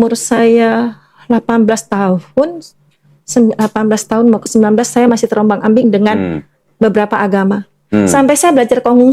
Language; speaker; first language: Indonesian; native; Indonesian